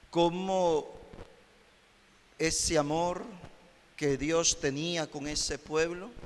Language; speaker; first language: Spanish; native; Spanish